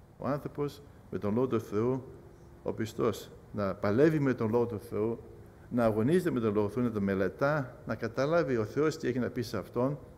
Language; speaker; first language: Greek; early bilingual, heritage; Greek